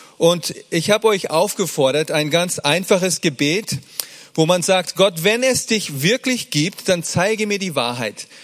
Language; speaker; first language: German; early bilingual, other home language; English